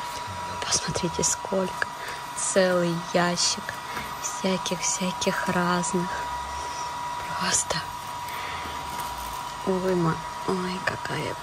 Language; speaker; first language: Russian; native; Russian